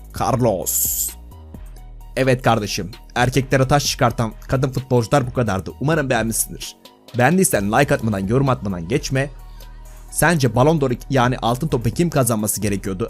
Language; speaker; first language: Turkish; native; Turkish